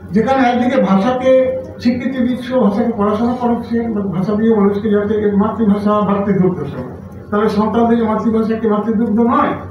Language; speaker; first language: Bangla; non-native, local second language; Santali